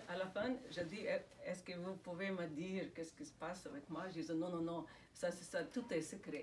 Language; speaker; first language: French; non-native, fluent; Slovenian